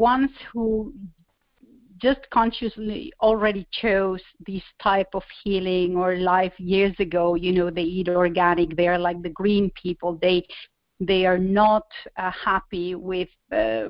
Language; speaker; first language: English; non-native, fluent; Spanish